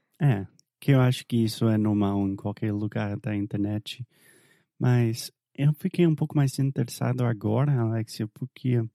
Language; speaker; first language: Portuguese; non-native, fluent; English